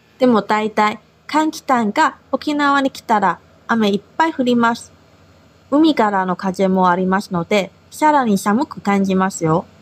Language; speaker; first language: Japanese; non-native, fluent; Chinese